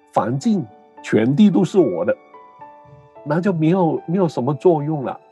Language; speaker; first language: Chinese; non-native, local second language; Cantonese